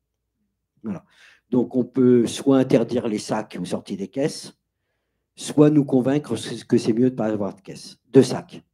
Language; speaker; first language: French; native; French